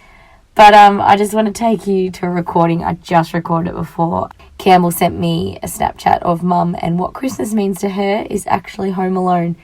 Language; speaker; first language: English; native; English